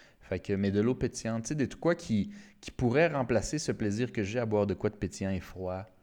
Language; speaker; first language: French; native; French